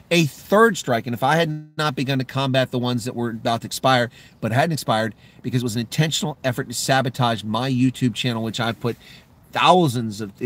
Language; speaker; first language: English; native; English